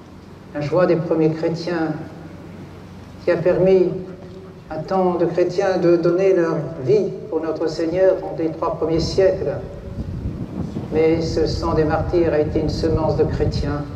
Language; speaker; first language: French; native; French